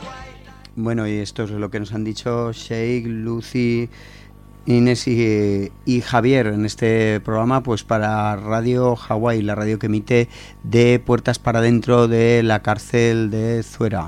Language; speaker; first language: Spanish; native; Spanish